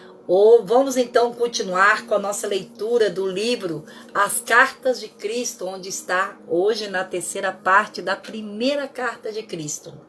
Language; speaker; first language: Portuguese; native; Portuguese